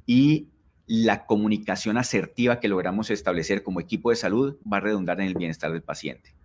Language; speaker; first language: Spanish; native; Spanish